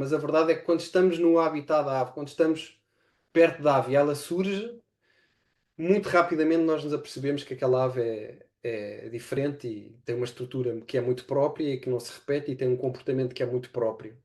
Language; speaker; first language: Portuguese; native; Portuguese